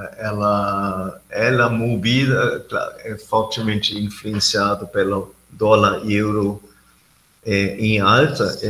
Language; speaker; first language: Portuguese; non-native, fluent; German